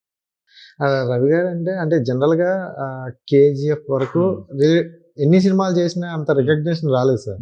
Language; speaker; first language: Telugu; native; Telugu